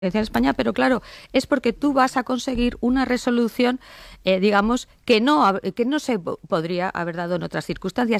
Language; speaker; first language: Spanish; native; Spanish